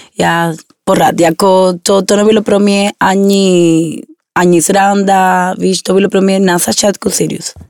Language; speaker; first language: Czech; non-native, learner; Spanish